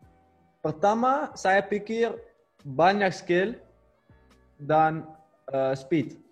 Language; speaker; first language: Indonesian; non-native, learner; Dutch